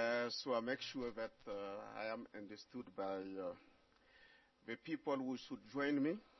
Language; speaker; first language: English; non-native, learner; French